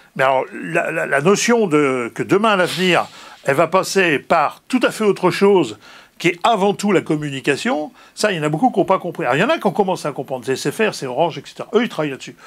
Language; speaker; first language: French; native; French